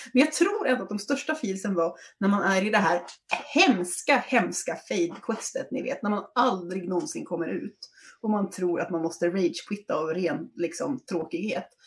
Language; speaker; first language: Swedish; native; Swedish